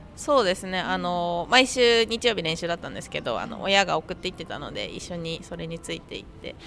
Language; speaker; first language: Japanese; native; Japanese